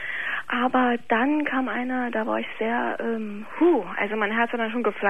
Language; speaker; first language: German; native; German